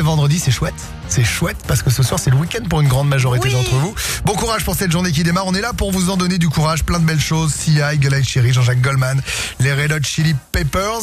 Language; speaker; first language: French; native; French